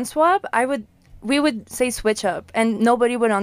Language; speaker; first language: English; non-native, fluent; French